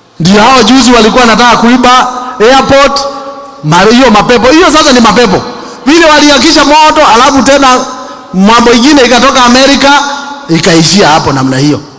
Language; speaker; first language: Swahili; non-native, local second language; Kikuyu